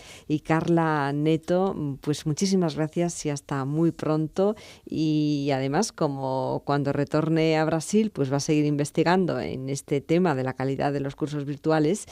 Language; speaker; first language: Spanish; native; Spanish